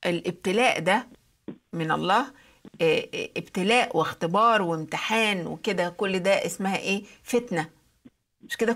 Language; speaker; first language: Arabic; native; Arabic